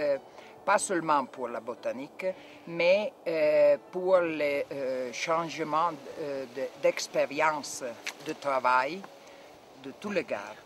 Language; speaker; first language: French; non-native, learner; Italian